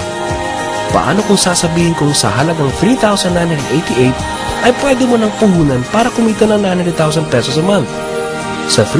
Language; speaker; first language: Filipino; native; Filipino